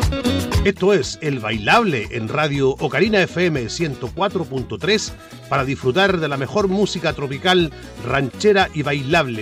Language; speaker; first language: Spanish; native; Spanish